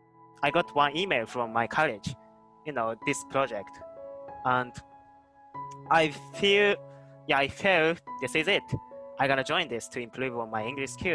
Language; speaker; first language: English; non-native, fluent; Japanese